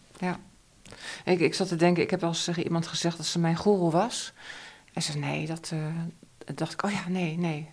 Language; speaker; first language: Dutch; native; Dutch